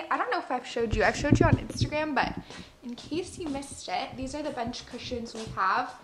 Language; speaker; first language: English; native; English